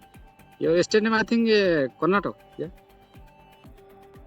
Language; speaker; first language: English; non-native, learner; Santali